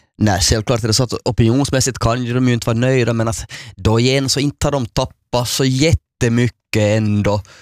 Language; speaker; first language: Swedish; native; Swedish